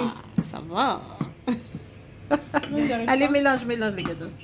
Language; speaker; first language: French; native; French